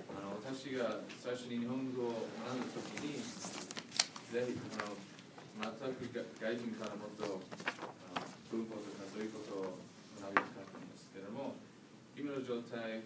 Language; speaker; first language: Japanese; non-native, learner; English